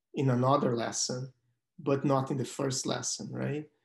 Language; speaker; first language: English; non-native, fluent; Portuguese